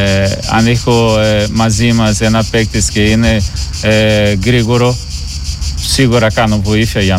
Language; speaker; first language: Greek; non-native, learner; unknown